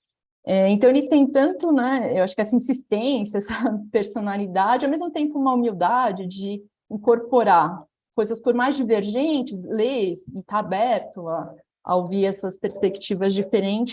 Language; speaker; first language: Portuguese; native; Portuguese